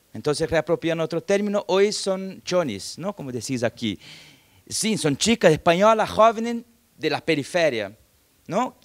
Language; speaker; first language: Spanish; non-native, fluent; Portuguese